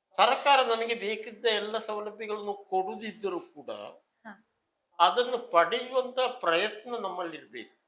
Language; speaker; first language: Kannada; non-native, local second language; Marathi